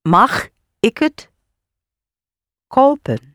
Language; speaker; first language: Dutch; non-native, learner; English